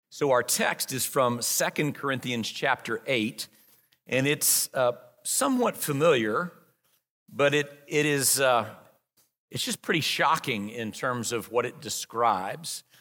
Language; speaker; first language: English; native; English